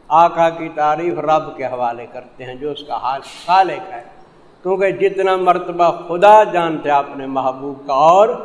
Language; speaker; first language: Urdu; non-native, local second language; Punjabi